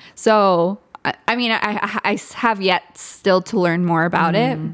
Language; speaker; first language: English; early bilingual, other home language; Spanish